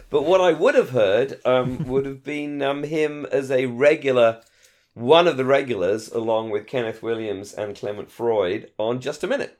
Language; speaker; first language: English; native; English